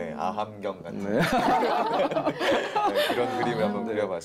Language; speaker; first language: Korean; native; Korean